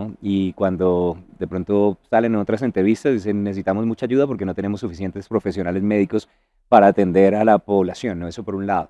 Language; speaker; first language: Spanish; native; Spanish